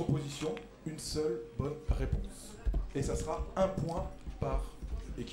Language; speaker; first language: French; native; French